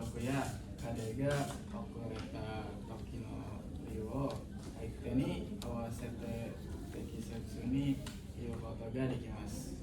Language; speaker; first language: Japanese; non-native, learner; Indonesian